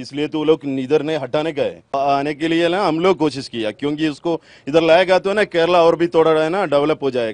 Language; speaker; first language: Hindi; non-native, local second language; Malayalam